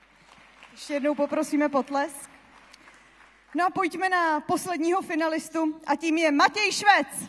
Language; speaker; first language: Czech; native; Czech